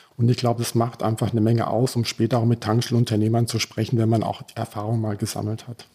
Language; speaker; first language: German; early bilingual, heritage; German